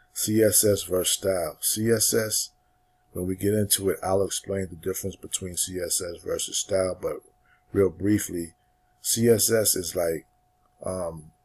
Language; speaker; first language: English; native; English